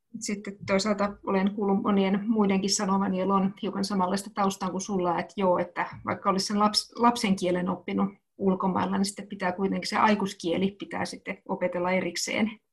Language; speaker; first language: Finnish; native; Finnish